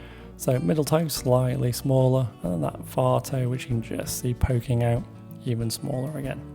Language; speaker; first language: English; native; English